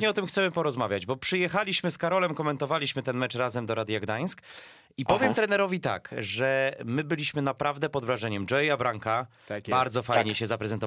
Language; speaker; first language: Polish; native; Polish